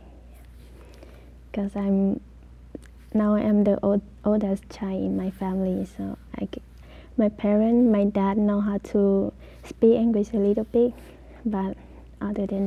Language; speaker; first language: English; non-native, learner; Lao